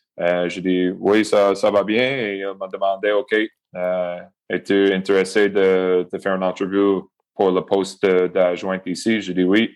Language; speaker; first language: French; non-native, local second language; English